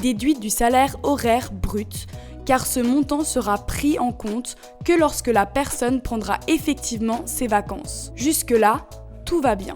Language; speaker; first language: French; native; French